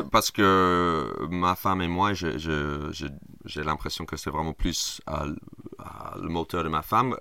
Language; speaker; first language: French; non-native, fluent; English